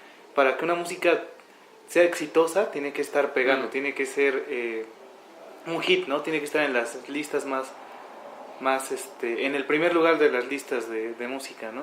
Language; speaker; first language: Spanish; native; Spanish